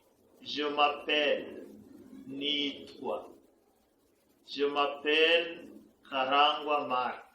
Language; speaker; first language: French; non-native, fluent; Kinyarwanda